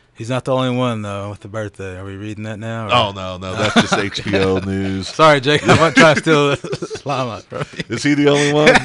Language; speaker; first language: English; native; English